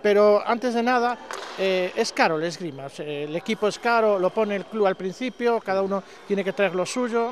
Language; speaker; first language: Spanish; native; Spanish